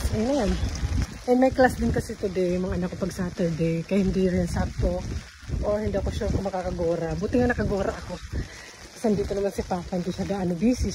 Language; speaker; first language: Filipino; native; Filipino